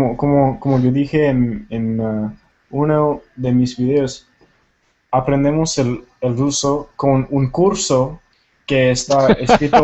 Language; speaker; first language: Spanish; non-native, fluent; Tamil